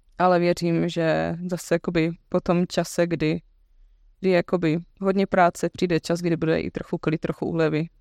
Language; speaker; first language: Czech; native; Czech